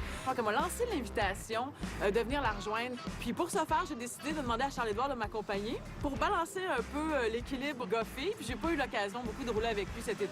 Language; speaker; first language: French; native; French